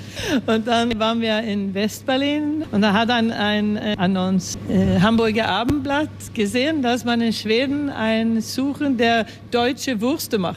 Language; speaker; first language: German; early bilingual, heritage; Swedish